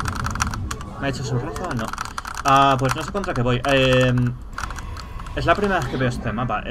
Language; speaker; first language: Spanish; native; Spanish